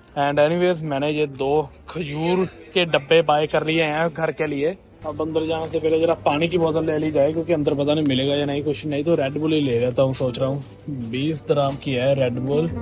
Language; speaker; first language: Hindi; native; Hindi